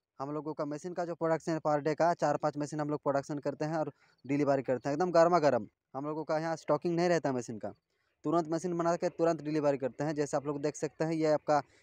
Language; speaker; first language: Hindi; non-native, local second language; Bangla